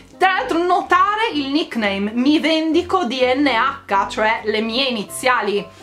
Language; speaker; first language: Italian; native; Italian